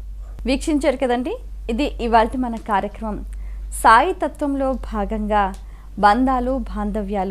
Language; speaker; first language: Telugu; native; Telugu